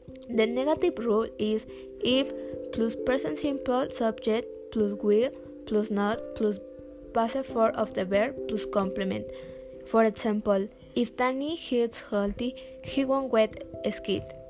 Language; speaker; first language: English; non-native, learner; Spanish